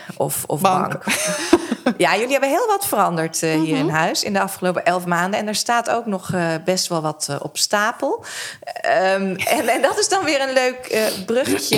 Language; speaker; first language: Dutch; native; Dutch